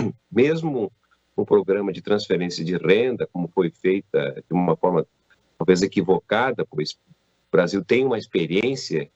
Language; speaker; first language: Portuguese; native; Portuguese